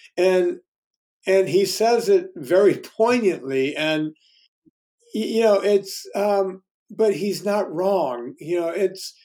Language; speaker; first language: English; native; English